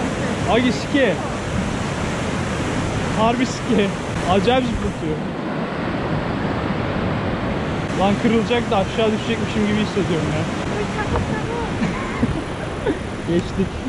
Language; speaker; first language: Turkish; native; Turkish